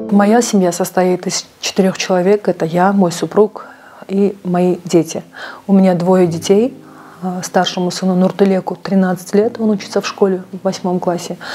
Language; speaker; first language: Russian; non-native, local second language; Kyrgyz